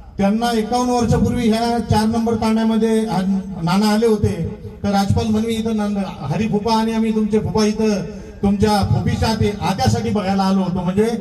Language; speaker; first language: Marathi; non-native, local second language; Lambadi